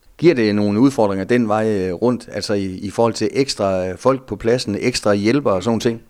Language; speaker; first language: Danish; native; Danish